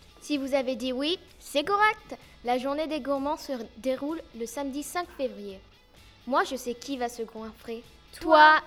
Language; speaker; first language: French; early bilingual, heritage; French